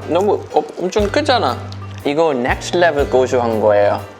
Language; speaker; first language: Korean; non-native, fluent; Dutch